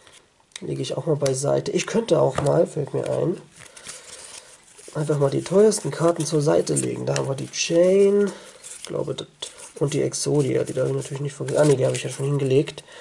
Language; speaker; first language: German; native; German